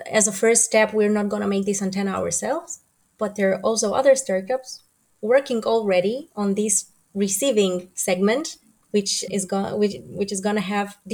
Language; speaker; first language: English; non-native, fluent; Romanian